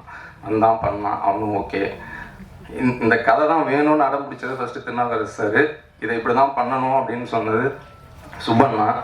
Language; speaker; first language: Tamil; native; Tamil